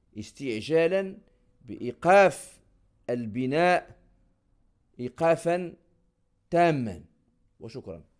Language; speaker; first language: Arabic; native; Arabic